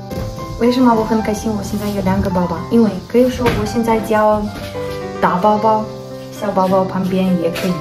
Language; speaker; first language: Chinese; non-native, learner; Ukrainian